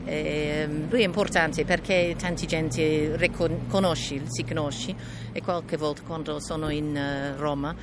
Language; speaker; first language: Italian; non-native, learner; English